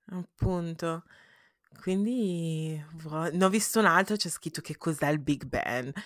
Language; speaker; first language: Italian; early bilingual, heritage; Italian